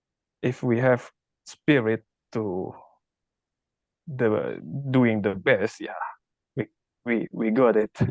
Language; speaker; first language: English; non-native, learner; Indonesian